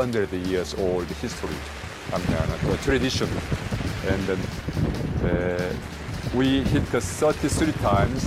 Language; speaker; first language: English; non-native, learner; Korean